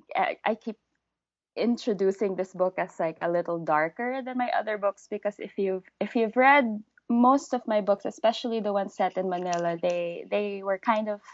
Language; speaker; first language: English; native; English